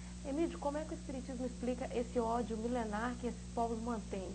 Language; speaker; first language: Portuguese; native; Portuguese